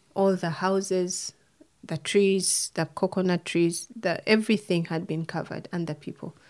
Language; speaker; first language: English; non-native, local second language; Ganda